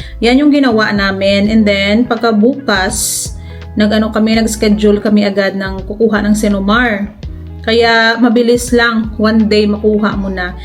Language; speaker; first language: Filipino; native; Filipino